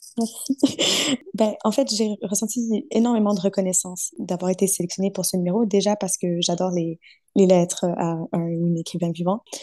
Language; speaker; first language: French; early bilingual, other home language; Arabic